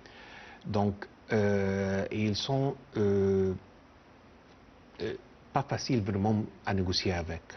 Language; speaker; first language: French; non-native, fluent; Arabic